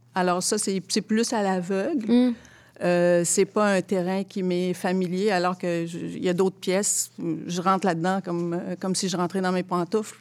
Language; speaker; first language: French; early bilingual, other home language; Arabic